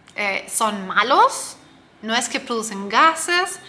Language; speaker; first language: Spanish; non-native, fluent; German